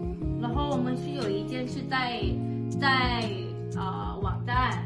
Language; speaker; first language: Chinese; non-native, fluent; Thai